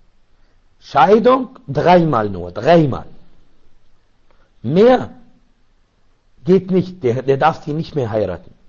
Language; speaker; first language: German; non-native, learner; Arabic